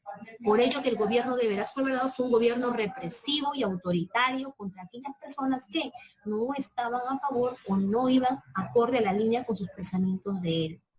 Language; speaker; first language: Spanish; native; Spanish